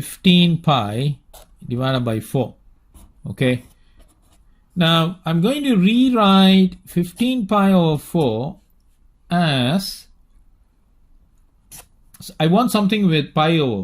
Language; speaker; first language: English; non-native, local second language; Tamil